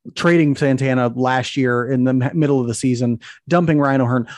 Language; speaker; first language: English; native; English